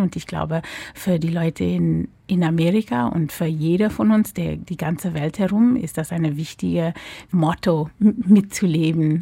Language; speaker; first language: German; non-native, fluent; English